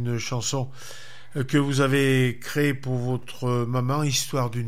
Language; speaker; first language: French; native; French